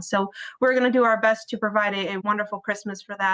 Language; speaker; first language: English; native; English